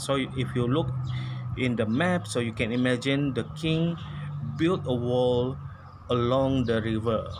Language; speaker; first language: English; non-native, local second language; Chinese